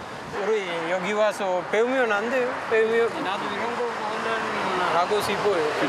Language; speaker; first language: Korean; non-native, learner; Sinhala